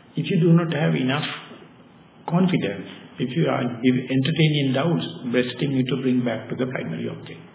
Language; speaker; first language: English; non-native, local second language; Sinhala